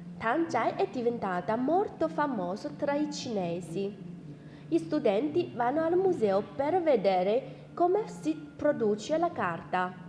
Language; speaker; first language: Italian; non-native, fluent; Chinese